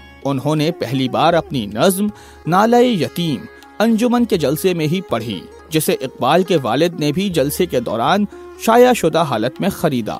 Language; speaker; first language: Urdu; native; Urdu